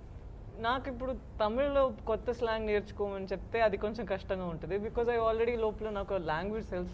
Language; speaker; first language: Telugu; non-native, local second language; Badaga